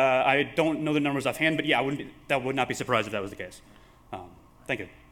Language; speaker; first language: English; native; English